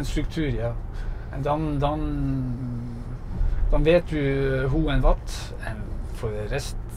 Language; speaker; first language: Dutch; non-native, fluent; Norwegian